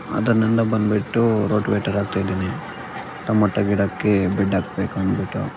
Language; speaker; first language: Kannada; non-native, local second language; Telugu